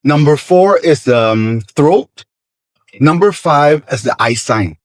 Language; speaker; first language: English; non-native, local second language; Filipino